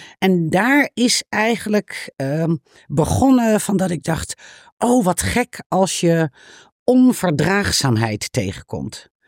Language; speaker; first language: Dutch; native; Dutch